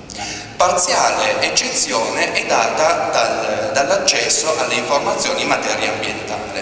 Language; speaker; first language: Italian; native; Italian